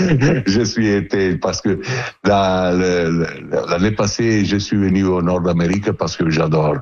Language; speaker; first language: French; non-native, learner; Italian